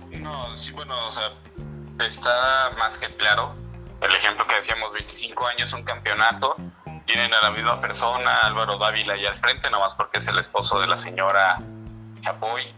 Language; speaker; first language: Spanish; native; Spanish